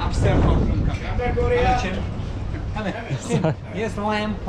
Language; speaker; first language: English; non-native, learner; Korean